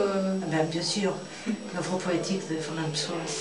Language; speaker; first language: French; non-native, fluent; Portuguese